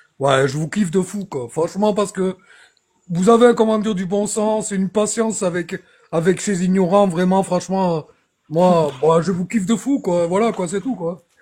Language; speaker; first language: French; native; French